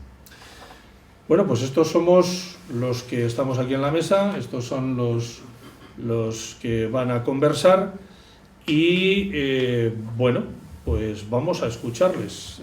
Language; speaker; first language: Spanish; native; Spanish